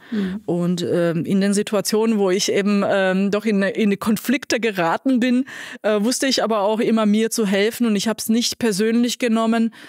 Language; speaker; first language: German; non-native, fluent; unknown